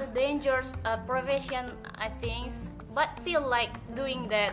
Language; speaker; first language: English; non-native, fluent; Indonesian